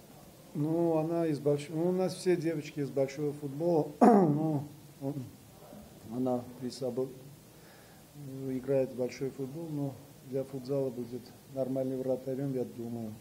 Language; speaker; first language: Russian; non-native, fluent; Armenian